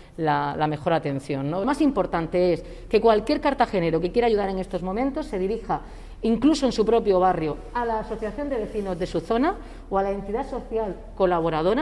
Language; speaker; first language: Spanish; native; Spanish